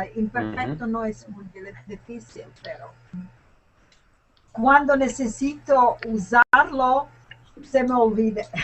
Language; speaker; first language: Spanish; non-native, learner; English